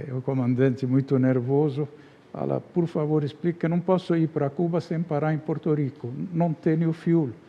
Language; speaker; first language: Portuguese; non-native, fluent; Arabic